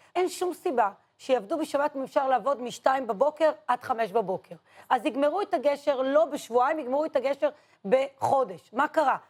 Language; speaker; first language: Hebrew; native; Hebrew